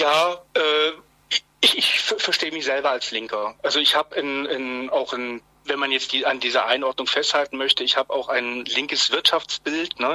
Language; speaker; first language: German; native; German